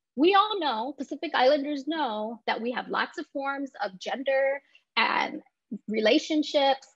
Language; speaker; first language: English; native; English